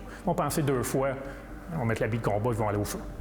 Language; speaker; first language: French; native; French